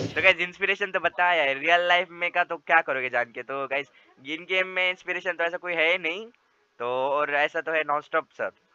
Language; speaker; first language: Hindi; non-native, local second language; Marathi